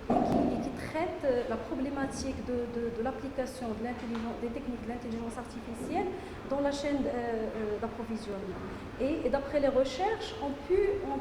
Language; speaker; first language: French; non-native, local second language; Arabic